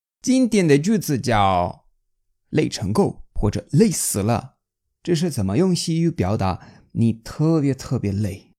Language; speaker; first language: Chinese; non-native, fluent; Spanish